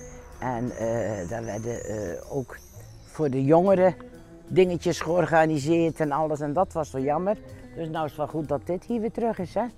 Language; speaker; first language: Dutch; native; Dutch